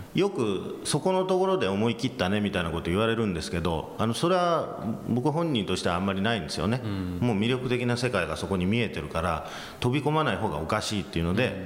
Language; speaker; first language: Japanese; early bilingual, heritage; English